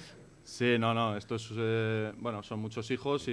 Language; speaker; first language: Spanish; native; Spanish